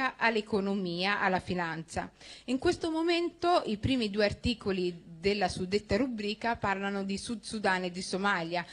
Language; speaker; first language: Italian; early bilingual, other home language; Somali